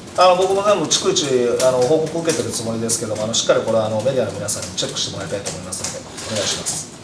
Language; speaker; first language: Japanese; native; Japanese